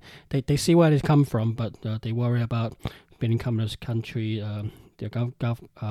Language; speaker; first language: English; non-native, local second language; Cantonese